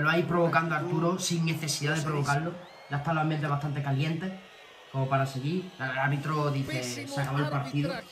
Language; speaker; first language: Spanish; native; Spanish